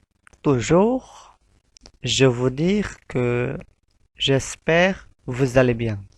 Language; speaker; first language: French; non-native, fluent; Indonesian